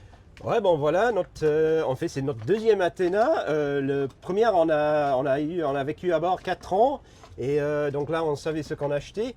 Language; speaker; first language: French; non-native, fluent; English